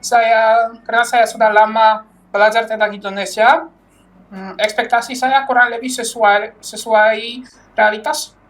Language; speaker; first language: Indonesian; non-native, fluent; Polish